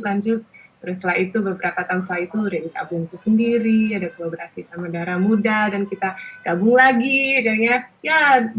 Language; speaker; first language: Indonesian; non-native, local second language; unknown